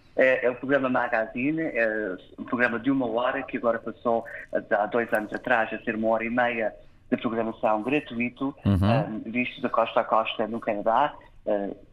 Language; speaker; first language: Portuguese; early bilingual, heritage; English